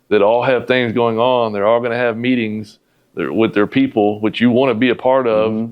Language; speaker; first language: English; native; English